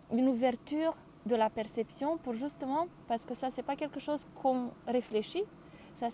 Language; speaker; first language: French; non-native, fluent; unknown